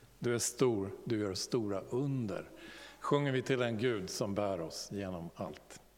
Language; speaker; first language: Swedish; native; Swedish